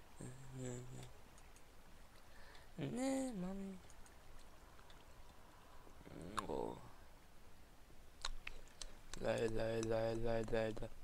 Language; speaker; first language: German; native; German